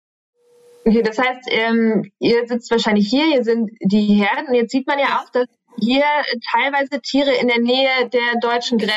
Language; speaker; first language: German; native; German